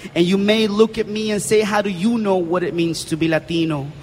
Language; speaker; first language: English; early bilingual, other home language; Spanish